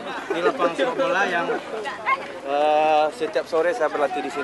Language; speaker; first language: Indonesian; non-native, local second language; Minangkabau